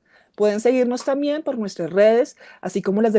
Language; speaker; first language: Spanish; native; Spanish